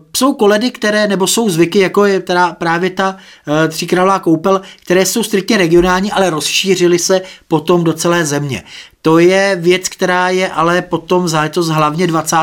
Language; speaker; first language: Czech; native; Czech